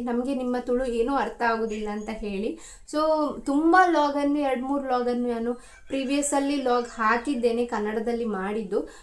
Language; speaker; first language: Kannada; non-native, local second language; Tulu